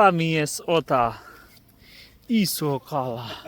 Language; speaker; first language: Finnish; non-native, learner; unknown